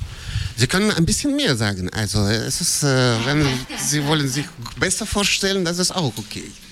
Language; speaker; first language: German; non-native, learner; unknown